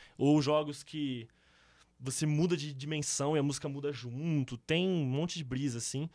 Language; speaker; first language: Portuguese; native; Portuguese